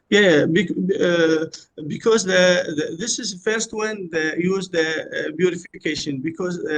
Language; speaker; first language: English; non-native, learner; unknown